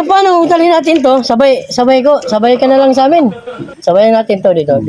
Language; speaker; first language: Filipino; non-native, local second language; Cebuano